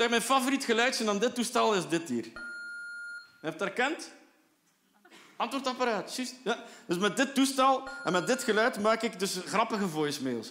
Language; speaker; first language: Dutch; native; Dutch